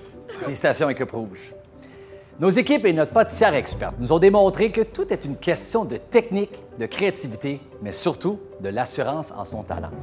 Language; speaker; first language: French; native; French